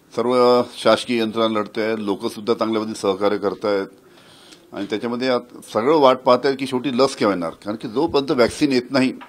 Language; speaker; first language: Marathi; native; Marathi